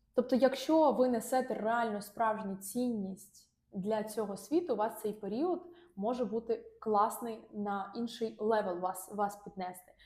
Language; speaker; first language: Ukrainian; non-native, local second language; Russian